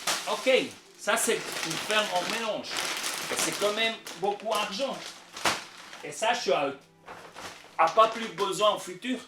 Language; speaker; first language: French; non-native, local second language; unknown